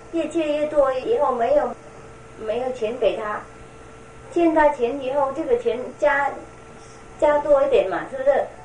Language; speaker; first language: Chinese; non-native, fluent; Vietnamese